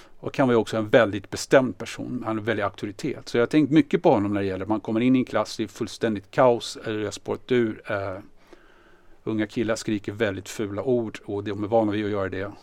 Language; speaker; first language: Swedish; native; Swedish